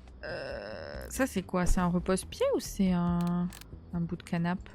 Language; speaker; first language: French; native; French